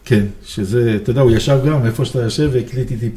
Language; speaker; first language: Hebrew; native; Hebrew